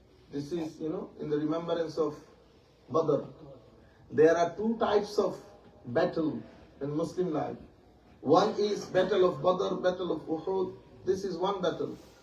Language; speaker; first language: English; non-native, local second language; Bangla